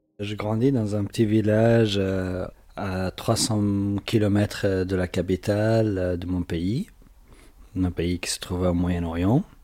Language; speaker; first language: French; non-native, fluent; Arabic